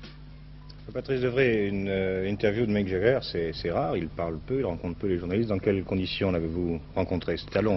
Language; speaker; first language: French; native; French